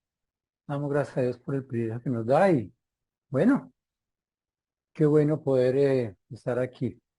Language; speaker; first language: Spanish; native; Spanish